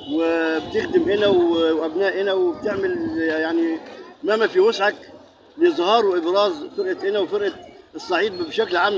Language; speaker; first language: Arabic; native; Arabic